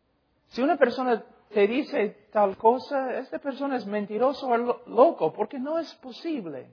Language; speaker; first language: Spanish; non-native, fluent; English